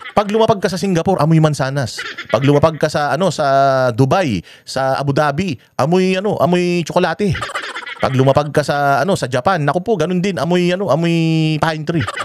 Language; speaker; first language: Filipino; native; Filipino